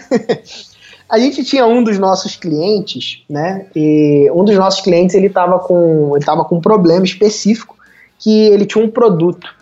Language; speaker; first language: Portuguese; native; Portuguese